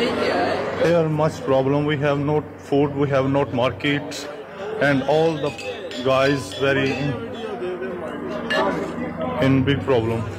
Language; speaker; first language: English; non-native, learner; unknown